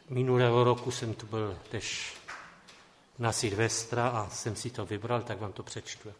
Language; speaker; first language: Czech; non-native, local second language; Polish